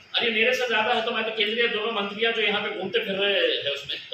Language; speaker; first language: Hindi; non-native, local second language; Marathi